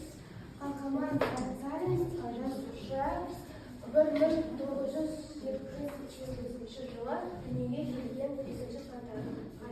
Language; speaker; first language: Kazakh; non-native, local second language; Russian